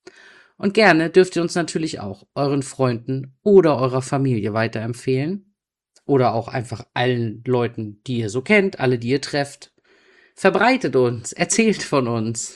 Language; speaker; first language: German; native; German